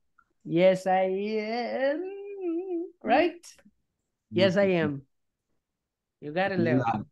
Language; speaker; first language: English; non-native, fluent; Spanish